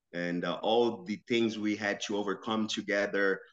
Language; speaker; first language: English; non-native, fluent; Portuguese